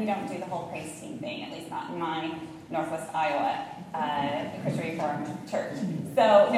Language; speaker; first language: English; native; English